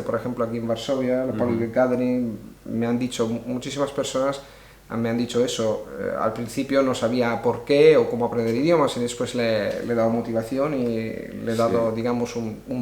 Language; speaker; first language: Spanish; non-native, fluent; Italian